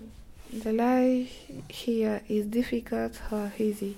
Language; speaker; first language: English; non-native, learner; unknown